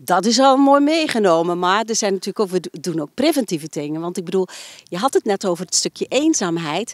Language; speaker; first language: Dutch; native; Dutch